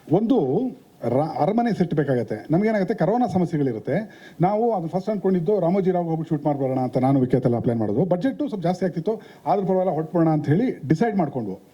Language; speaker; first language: Kannada; native; Kannada